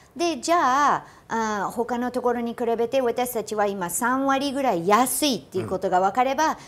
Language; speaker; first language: Japanese; non-native, fluent; English